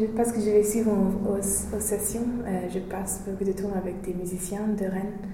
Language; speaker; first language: French; non-native, fluent; English